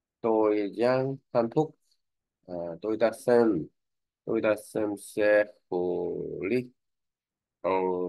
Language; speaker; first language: Vietnamese; non-native, learner; Korean